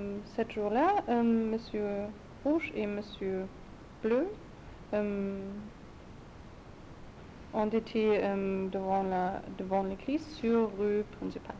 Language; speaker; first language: French; non-native, learner; German